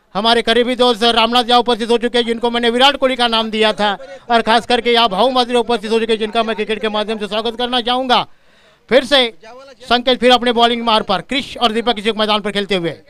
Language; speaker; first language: Hindi; non-native, local second language; Marathi